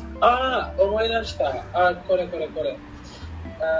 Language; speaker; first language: Japanese; non-native, learner; English